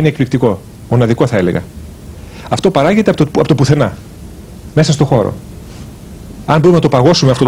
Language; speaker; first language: Greek; native; Greek